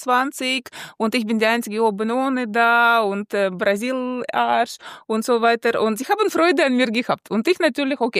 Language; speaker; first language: German; non-native, fluent; Russian